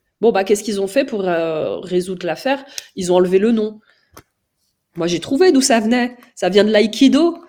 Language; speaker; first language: French; native; French